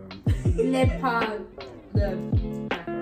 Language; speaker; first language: French; non-native, learner; English